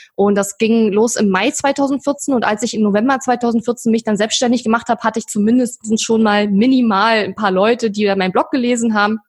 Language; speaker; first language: German; native; German